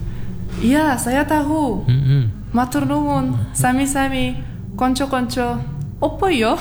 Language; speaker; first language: Indonesian; non-native, learner; Turkmen